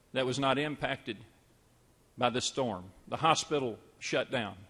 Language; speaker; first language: English; native; English